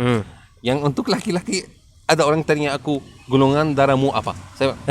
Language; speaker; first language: Indonesian; non-native, learner; Arabic